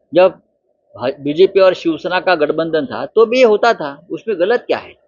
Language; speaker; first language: Hindi; non-native, local second language; Marathi